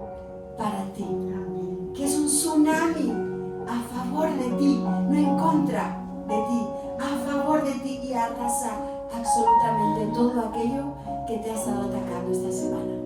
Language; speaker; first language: Spanish; native; Spanish